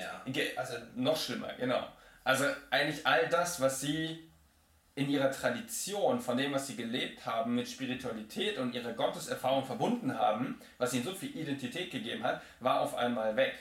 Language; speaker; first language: German; native; German